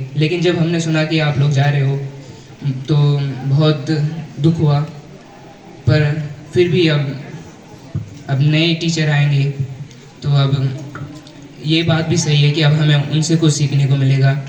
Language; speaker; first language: Hindi; native; Hindi